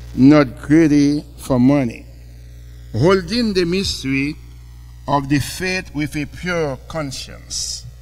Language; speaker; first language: English; non-native, fluent; Haitian Creole